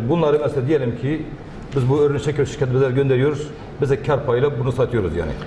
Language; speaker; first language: Turkish; native; Turkish